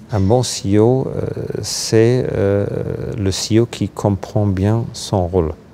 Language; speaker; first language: French; non-native, fluent; German